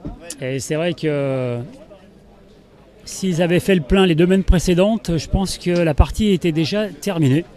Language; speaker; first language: French; native; French